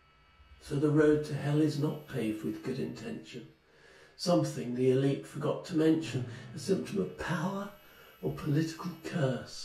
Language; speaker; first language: English; native; English